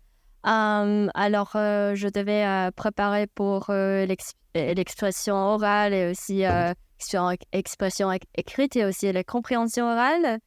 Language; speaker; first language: French; non-native, fluent; Chinese